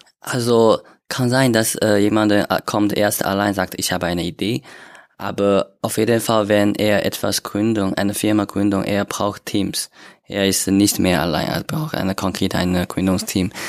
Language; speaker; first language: German; non-native, learner; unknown